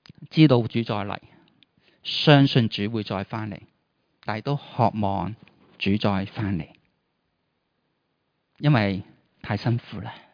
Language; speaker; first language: Chinese; native; Chinese